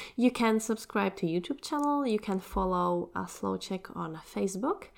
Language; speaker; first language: English; non-native, fluent; Czech